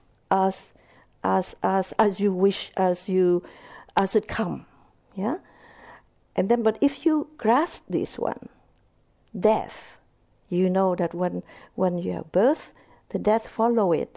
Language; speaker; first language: English; non-native, fluent; Vietnamese